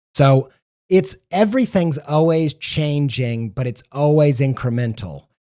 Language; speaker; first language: English; native; English